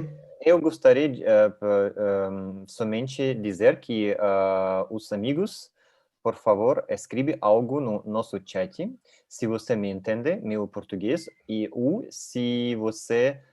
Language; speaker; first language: Portuguese; non-native, learner; Russian